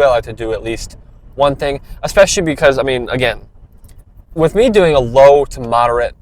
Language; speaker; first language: English; native; English